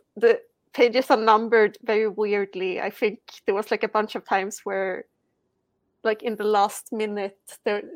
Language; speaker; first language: English; non-native, fluent; Swedish